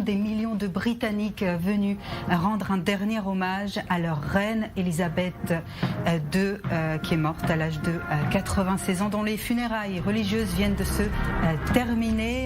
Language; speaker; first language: French; native; French